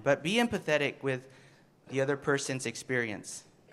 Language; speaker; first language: English; early bilingual, other home language; Spanish